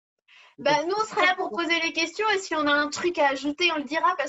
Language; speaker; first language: French; native; French